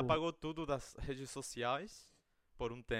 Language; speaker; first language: Portuguese; non-native, fluent; Spanish